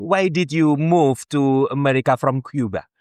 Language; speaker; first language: English; non-native, fluent; Indonesian